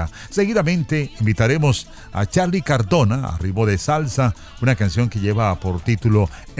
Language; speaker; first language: Spanish; native; Spanish